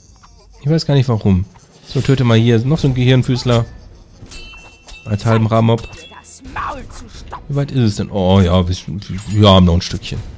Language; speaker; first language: German; native; German